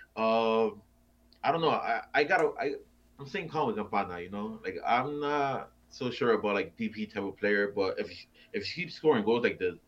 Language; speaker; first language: English; native; English